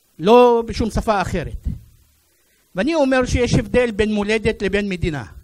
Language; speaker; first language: Hebrew; non-native, local second language; Arabic